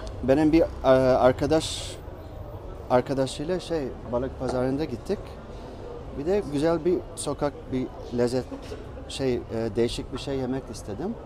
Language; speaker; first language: Turkish; non-native, learner; Japanese